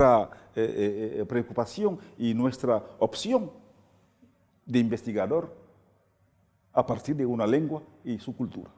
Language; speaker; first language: Spanish; non-native, fluent; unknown